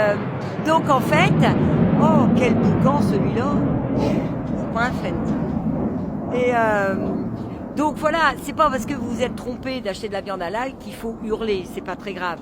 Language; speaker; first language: French; native; French